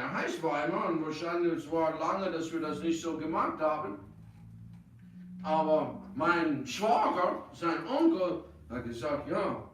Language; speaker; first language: German; non-native, fluent; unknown